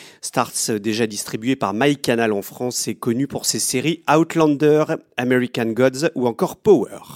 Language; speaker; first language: French; native; French